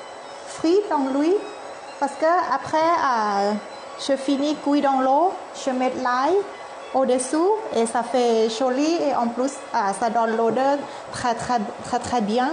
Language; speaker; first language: French; non-native, learner; Thai